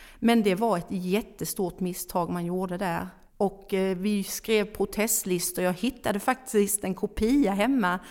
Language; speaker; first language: Swedish; native; Swedish